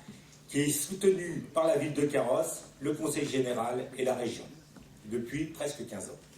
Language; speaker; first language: French; native; French